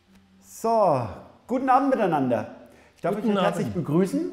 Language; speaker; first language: German; native; German